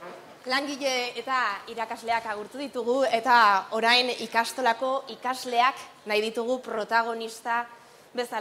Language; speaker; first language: Basque; native; Basque